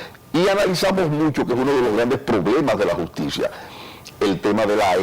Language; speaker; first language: Spanish; native; Spanish